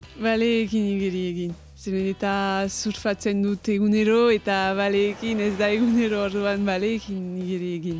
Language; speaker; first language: Basque; non-native, local second language; French